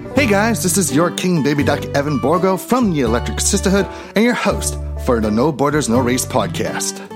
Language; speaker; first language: English; native; English